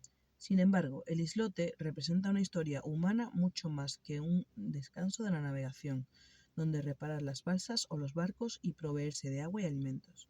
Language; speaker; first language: Spanish; native; Spanish